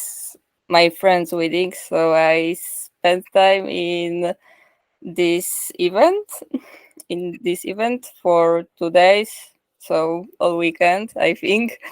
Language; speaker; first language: English; non-native, learner; Polish